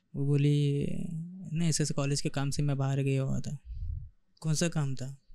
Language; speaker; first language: Hindi; non-native, local second language; Telugu